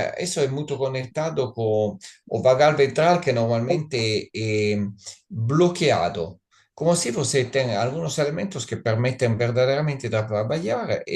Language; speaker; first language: Spanish; non-native, learner; Italian